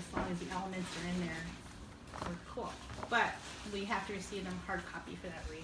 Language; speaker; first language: English; native; English